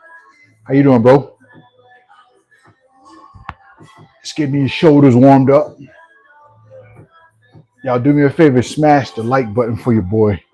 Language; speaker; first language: English; native; English